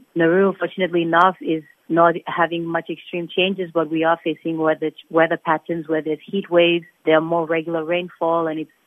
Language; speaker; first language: English; non-native, fluent; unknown